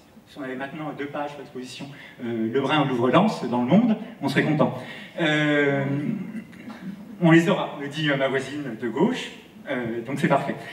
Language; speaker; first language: French; native; French